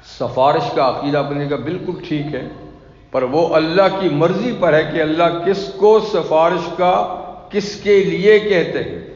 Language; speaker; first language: Urdu; non-native, local second language; Pashto